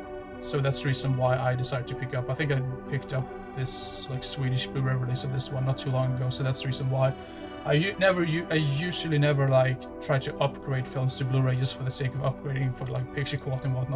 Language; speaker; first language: English; non-native, fluent; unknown